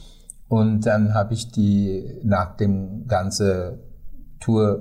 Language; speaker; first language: German; non-native, fluent; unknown